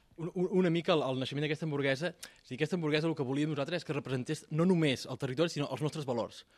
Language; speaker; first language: Catalan; native; Catalan